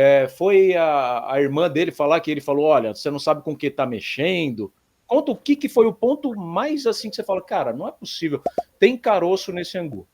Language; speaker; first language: Portuguese; native; Portuguese